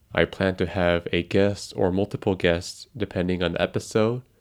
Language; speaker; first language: English; non-native, fluent; Japanese